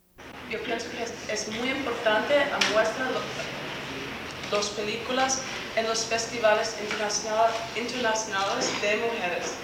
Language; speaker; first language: Spanish; non-native, learner; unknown